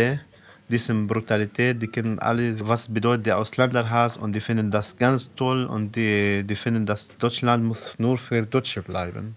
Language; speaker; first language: German; non-native, fluent; Arabic